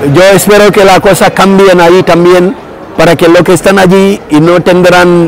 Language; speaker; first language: Spanish; non-native, fluent; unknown